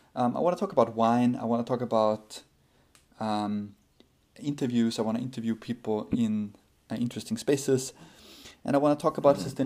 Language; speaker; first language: English; non-native, fluent; German